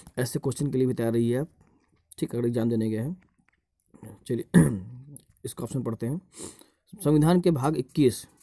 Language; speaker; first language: Hindi; native; Hindi